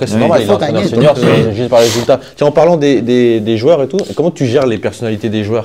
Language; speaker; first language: French; native; French